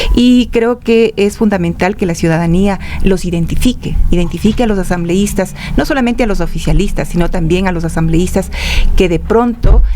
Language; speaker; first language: Spanish; native; Spanish